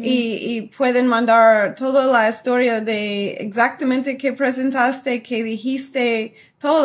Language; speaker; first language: Spanish; non-native, fluent; English